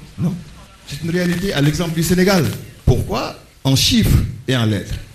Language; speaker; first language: French; non-native, local second language; Wolof